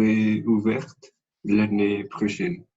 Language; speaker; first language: French; non-native, learner; Spanish